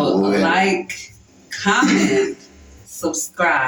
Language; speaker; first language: English; native; English